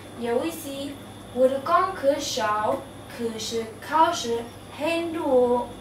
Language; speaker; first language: Chinese; non-native, learner; German